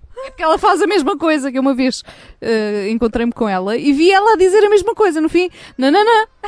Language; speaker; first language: Portuguese; native; Portuguese